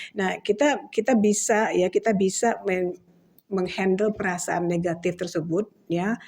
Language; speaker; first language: Indonesian; native; Indonesian